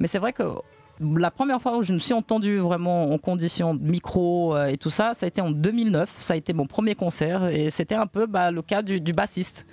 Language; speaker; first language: French; native; French